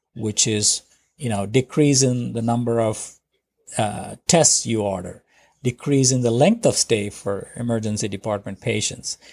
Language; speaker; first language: English; non-native, local second language; Telugu